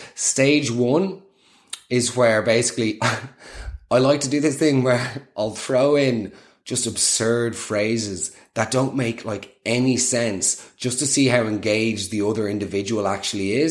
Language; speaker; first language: English; native; English